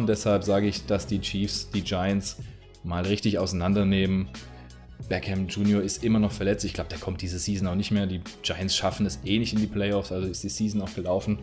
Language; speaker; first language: German; native; German